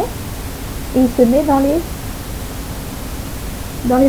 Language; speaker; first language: French; native; French